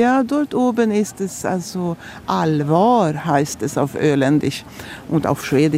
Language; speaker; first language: German; non-native, fluent; Swedish